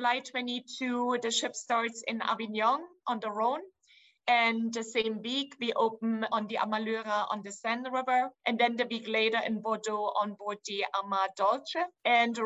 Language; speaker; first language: English; non-native, fluent; German